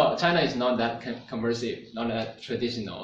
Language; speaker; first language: English; non-native, learner; Chinese